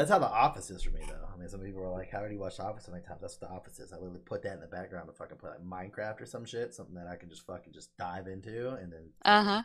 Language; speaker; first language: English; native; English